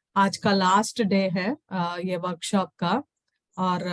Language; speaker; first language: Hindi; non-native, local second language; Telugu